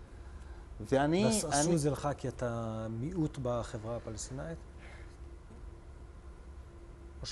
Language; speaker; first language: Hebrew; native; Hebrew